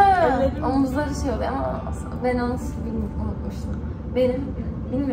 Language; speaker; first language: Turkish; early bilingual, heritage; Turkish